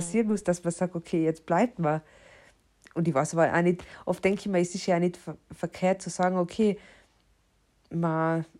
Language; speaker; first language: German; native; German